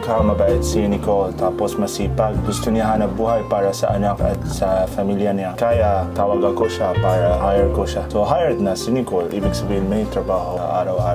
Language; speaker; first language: Filipino; non-native, learner; Arabic